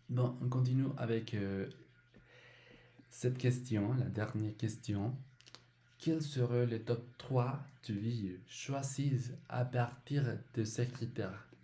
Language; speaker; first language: French; non-native, learner; Spanish